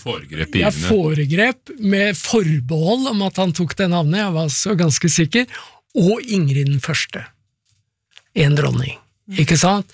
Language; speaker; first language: Norwegian; native; Norwegian